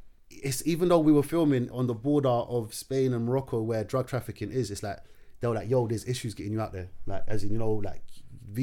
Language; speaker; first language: English; non-native, local second language; Arabic